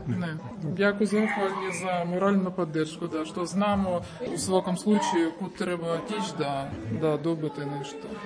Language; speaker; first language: Croatian; non-native, learner; Ukrainian